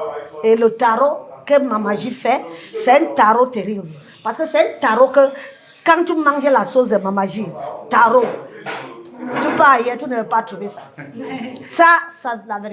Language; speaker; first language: French; non-native, learner; English